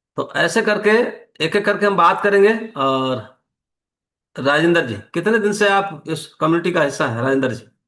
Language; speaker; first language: Hindi; native; Hindi